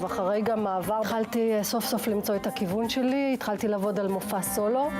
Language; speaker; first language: Hebrew; early bilingual, other home language; English